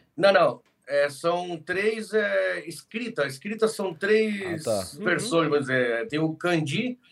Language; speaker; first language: Portuguese; early bilingual, other home language; Spanish